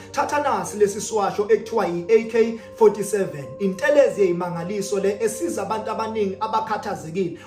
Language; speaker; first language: Zulu; native; Zulu